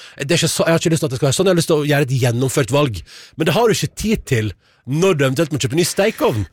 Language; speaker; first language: Norwegian; native; Norwegian